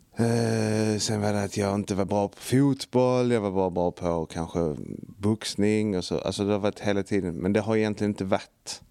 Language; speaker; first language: Swedish; native; Swedish